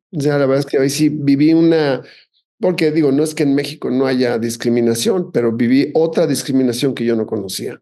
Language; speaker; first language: Spanish; native; Spanish